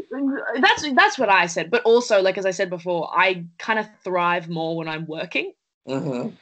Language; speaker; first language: English; native; English